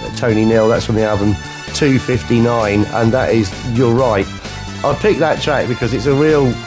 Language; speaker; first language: English; native; English